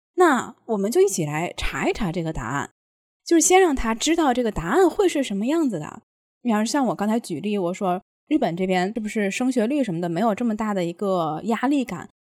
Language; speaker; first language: Chinese; native; Chinese